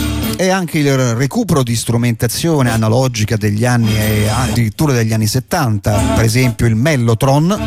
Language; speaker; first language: Italian; native; Italian